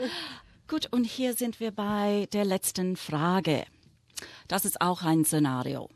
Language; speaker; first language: German; non-native, fluent; English